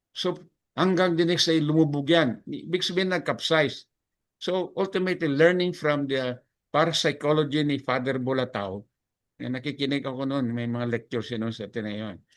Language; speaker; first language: Filipino; non-native, local second language; Hiligaynon